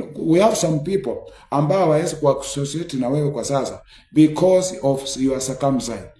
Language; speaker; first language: English; non-native, local second language; Swahili